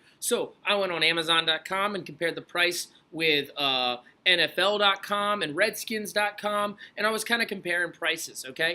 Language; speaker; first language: English; native; English